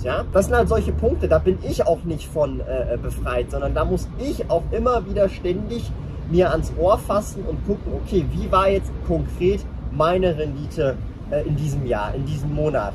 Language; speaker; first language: German; native; German